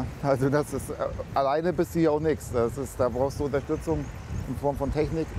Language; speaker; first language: German; native; German